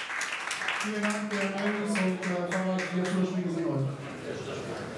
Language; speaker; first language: German; native; German